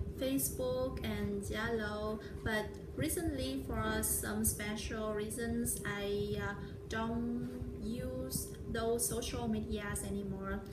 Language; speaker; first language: English; non-native, learner; Vietnamese